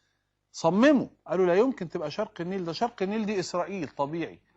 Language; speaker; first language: Arabic; native; Arabic